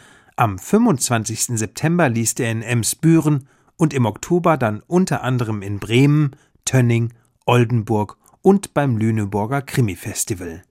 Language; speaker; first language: German; native; German